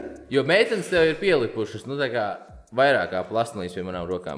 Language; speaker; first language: Latvian; native; Latvian